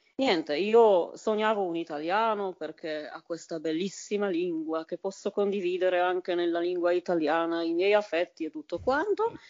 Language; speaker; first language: Italian; non-native, fluent; Polish